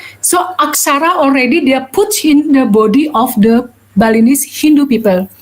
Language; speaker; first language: English; non-native, learner; Balinese